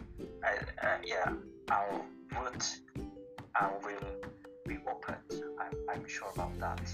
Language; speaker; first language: English; non-native, learner; Korean